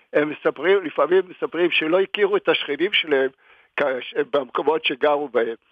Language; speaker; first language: Hebrew; native; Hebrew